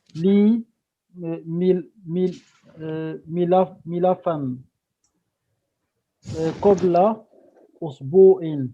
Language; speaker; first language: Arabic; non-native, learner; French